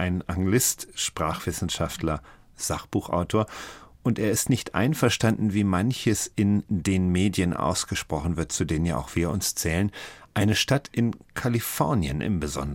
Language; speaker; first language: German; native; German